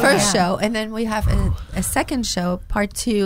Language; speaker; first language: English; non-native, fluent; German